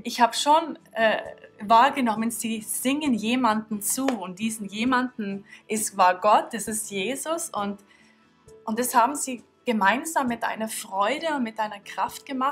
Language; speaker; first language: German; non-native, fluent; Norwegian